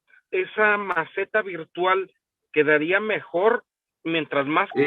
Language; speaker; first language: Spanish; native; Spanish